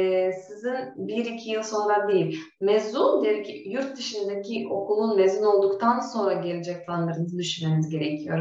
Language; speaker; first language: Turkish; non-native, fluent; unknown